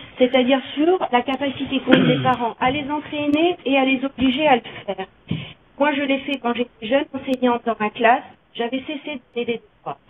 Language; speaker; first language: French; native; French